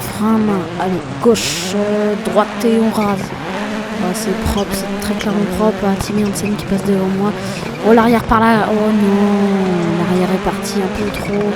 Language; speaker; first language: French; native; French